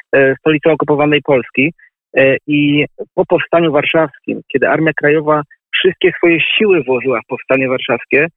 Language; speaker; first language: Polish; native; Polish